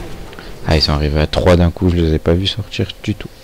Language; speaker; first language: French; native; French